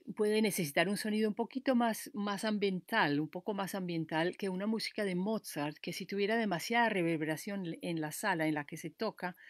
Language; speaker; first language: Spanish; native; Spanish